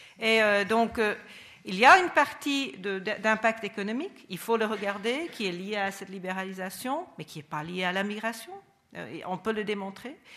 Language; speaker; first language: French; non-native, fluent; English